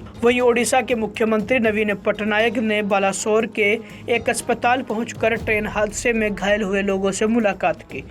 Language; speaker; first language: Hindi; native; Hindi